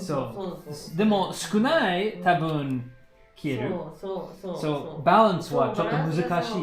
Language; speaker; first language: Japanese; non-native, learner; English